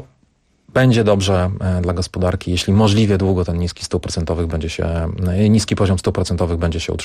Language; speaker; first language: Polish; native; Polish